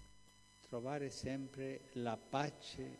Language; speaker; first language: Italian; early bilingual, heritage; Spanish